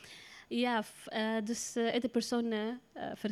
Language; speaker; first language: Dutch; non-native, learner; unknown